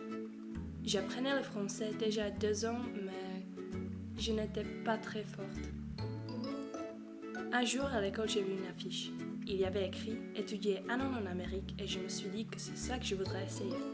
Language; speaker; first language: French; non-native, learner; Czech